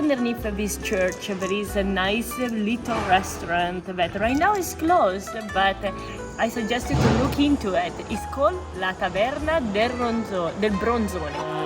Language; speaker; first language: English; non-native, fluent; Italian